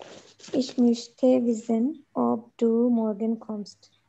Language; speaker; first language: German; non-native, learner; Urdu